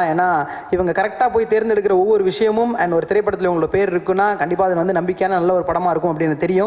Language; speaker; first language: Tamil; native; Tamil